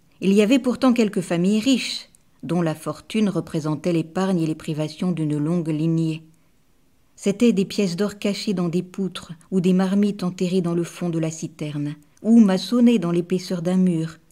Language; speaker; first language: French; native; French